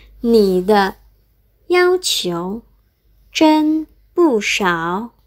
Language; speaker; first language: Chinese; non-native, fluent; Indonesian